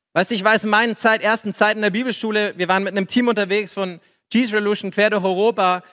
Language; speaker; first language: German; native; German